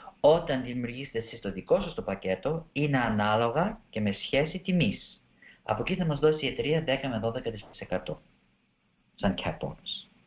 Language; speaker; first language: Greek; early bilingual, heritage; Greek